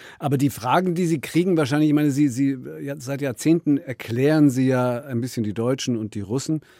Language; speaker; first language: German; native; German